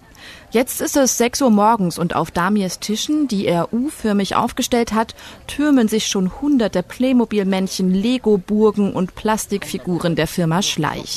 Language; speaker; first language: German; native; German